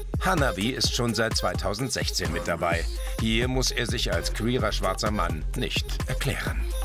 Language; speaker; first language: German; native; German